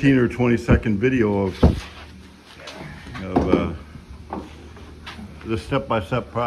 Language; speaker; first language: English; native; English